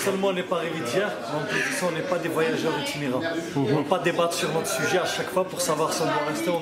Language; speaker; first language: French; native; French